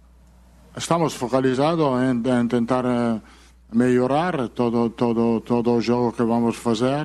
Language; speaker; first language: Portuguese; non-native, learner; Spanish